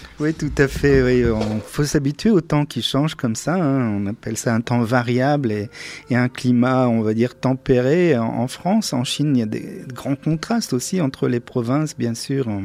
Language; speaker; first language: French; native; French